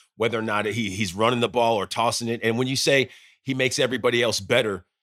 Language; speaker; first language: English; native; English